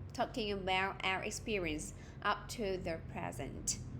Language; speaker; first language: English; non-native, fluent; Vietnamese